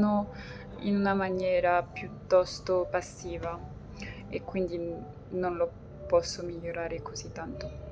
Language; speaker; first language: Italian; non-native, learner; French